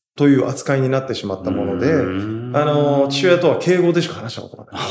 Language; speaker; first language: Japanese; native; Japanese